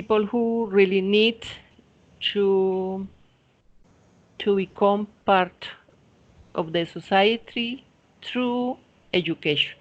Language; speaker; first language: English; non-native, fluent; Spanish